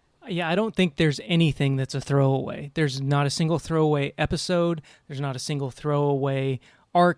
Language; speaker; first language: English; native; English